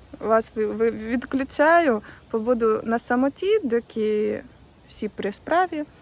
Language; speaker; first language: Ukrainian; native; Ukrainian